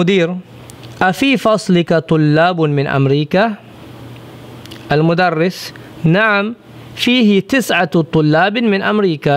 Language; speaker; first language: Arabic; non-native, fluent; English